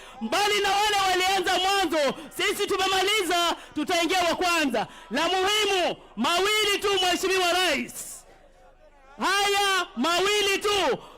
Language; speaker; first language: Swahili; native; Swahili